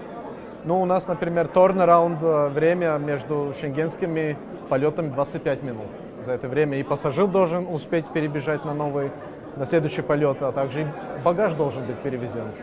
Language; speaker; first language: Russian; non-native, local second language; Latvian